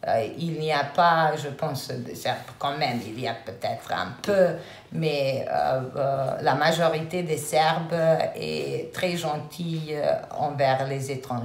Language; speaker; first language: French; non-native, fluent; Serbian